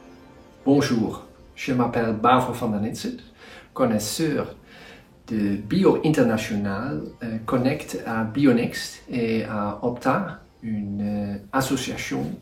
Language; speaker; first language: French; non-native, fluent; Dutch